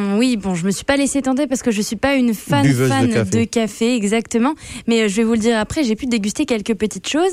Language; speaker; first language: French; native; French